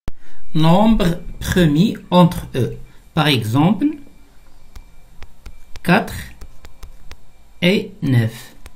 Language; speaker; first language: French; non-native, local second language; Arabic